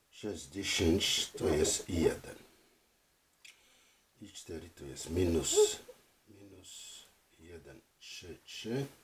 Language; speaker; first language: Polish; non-native, fluent; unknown